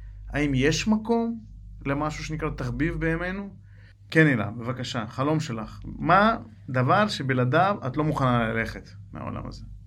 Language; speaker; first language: Hebrew; non-native, fluent; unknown